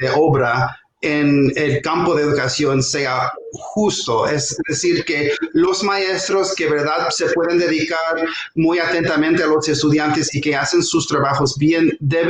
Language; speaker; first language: Spanish; non-native, fluent; English